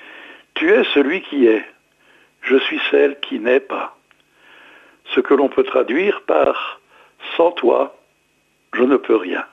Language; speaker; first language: French; native; French